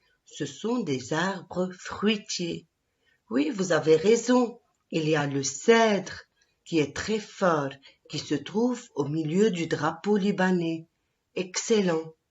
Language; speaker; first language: French; non-native, local second language; Arabic